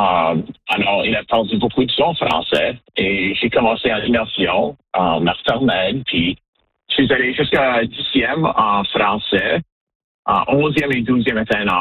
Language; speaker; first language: French; non-native, local second language; English